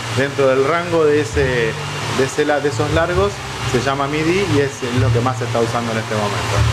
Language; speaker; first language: Spanish; native; Spanish